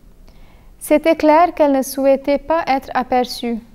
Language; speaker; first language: French; non-native, fluent; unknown